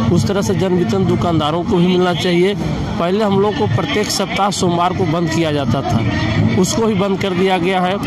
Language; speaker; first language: Hindi; native; Hindi